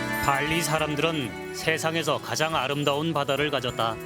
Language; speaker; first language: Korean; native; Korean